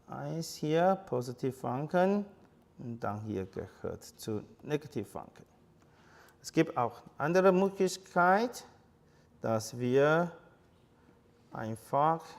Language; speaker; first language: German; non-native, fluent; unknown